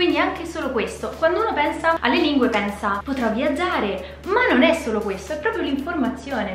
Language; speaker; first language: Italian; native; Italian